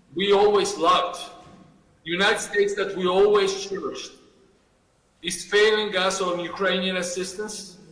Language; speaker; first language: English; non-native, fluent; Georgian